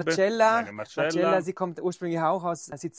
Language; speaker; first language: German; native; German